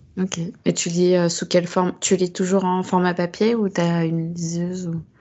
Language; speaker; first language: French; native; French